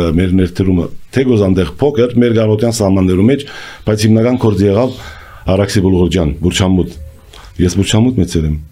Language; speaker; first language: Armenian; early bilingual, heritage; Armenian